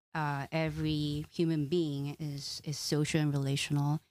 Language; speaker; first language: English; non-native, fluent; Korean